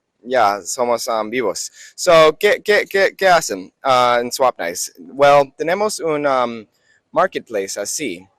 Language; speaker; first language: Spanish; non-native, learner; English